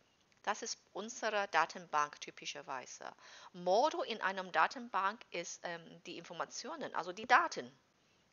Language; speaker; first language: German; non-native, fluent; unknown